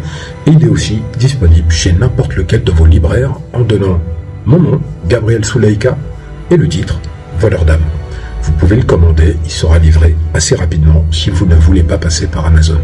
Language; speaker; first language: French; native; French